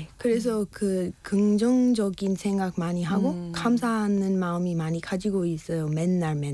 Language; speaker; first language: Korean; non-native, learner; English